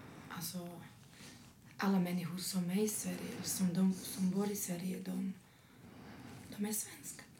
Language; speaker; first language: Swedish; non-native, learner; Arabic